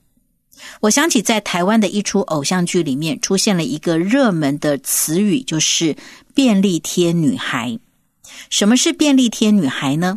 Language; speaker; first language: Chinese; native; Chinese